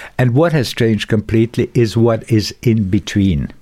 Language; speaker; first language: English; non-native, fluent; German